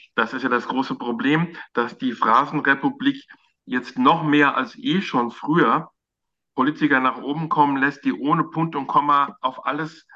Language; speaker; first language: German; native; German